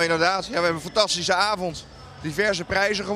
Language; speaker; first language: Dutch; native; Dutch